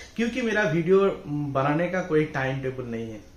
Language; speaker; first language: Hindi; non-native, local second language; Bangla